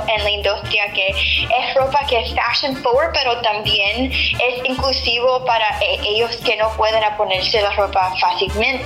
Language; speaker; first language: Spanish; early bilingual, heritage; English